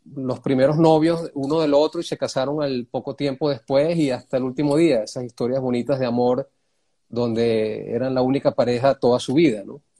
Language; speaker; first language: Spanish; native; Spanish